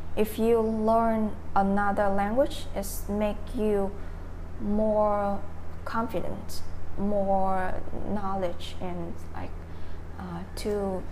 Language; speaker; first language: English; non-native, learner; Vietnamese